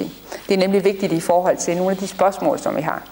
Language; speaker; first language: Danish; native; Danish